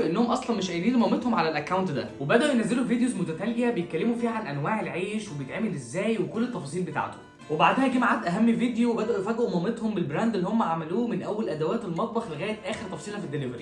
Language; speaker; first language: Arabic; native; Arabic